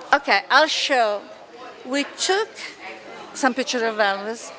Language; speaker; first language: English; non-native, fluent; Italian